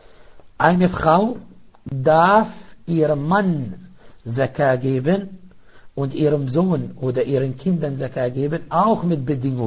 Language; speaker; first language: German; non-native, fluent; Arabic